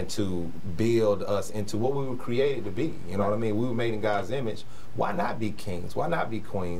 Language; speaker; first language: English; native; English